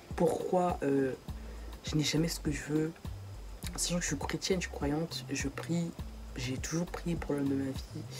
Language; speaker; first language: French; native; French